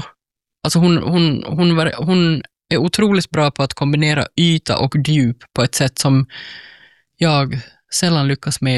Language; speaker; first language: Swedish; native; Swedish